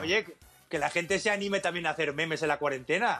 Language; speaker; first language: Spanish; native; Spanish